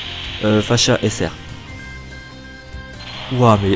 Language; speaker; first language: French; native; French